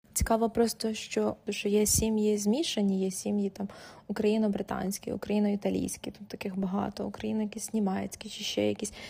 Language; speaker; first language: Ukrainian; native; Ukrainian